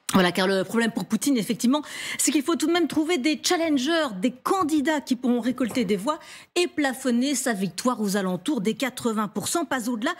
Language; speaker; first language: French; native; French